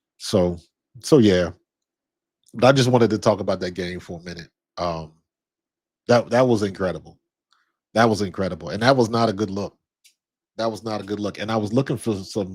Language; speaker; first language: English; native; English